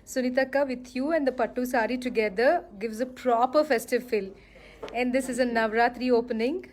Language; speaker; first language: English; non-native, local second language; Telugu